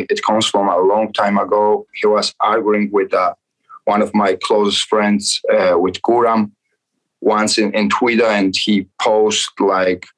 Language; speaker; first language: English; non-native, fluent; Georgian